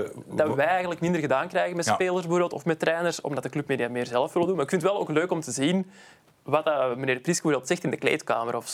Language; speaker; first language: Dutch; native; Dutch